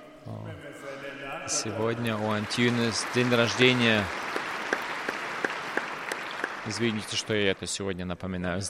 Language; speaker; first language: Russian; non-native, fluent; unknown